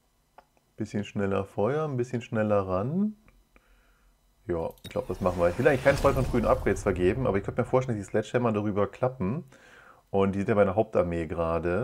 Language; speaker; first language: German; native; German